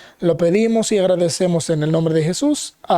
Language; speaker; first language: Spanish; native; Spanish